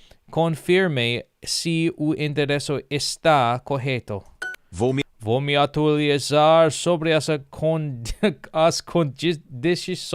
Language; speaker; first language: Portuguese; non-native, learner; English